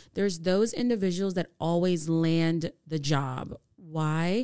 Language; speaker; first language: English; native; English